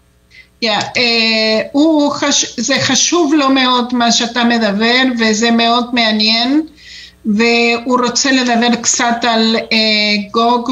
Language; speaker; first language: Hebrew; non-native, fluent; Spanish